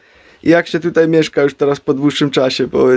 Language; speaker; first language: Polish; native; Polish